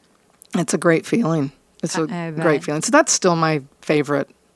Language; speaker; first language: English; native; English